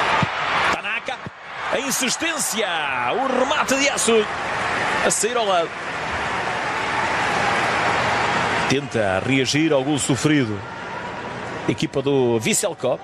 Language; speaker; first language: Portuguese; native; Portuguese